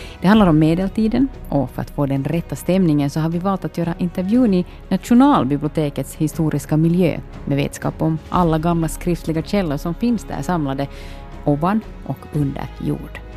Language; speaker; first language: Swedish; native; Swedish